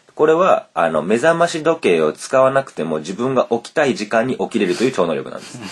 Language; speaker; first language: Japanese; native; Japanese